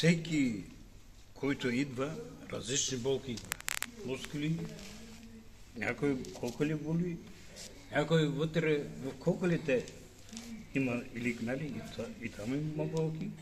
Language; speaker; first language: Bulgarian; non-native, local second language; Turkish